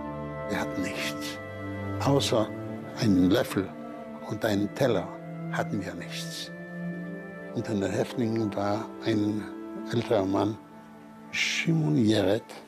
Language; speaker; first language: German; non-native, fluent; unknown